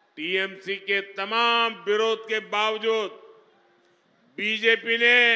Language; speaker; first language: Hindi; non-native, local second language; Gujarati